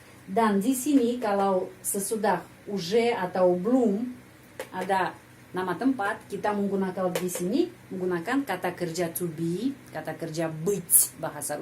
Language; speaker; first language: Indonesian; non-native, fluent; Russian